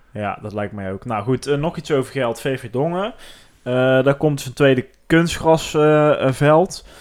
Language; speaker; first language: Dutch; native; Dutch